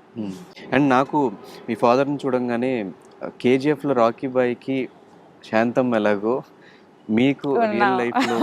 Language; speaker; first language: Telugu; native; Telugu